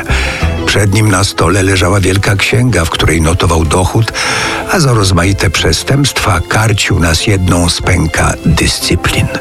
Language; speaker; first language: Polish; native; Polish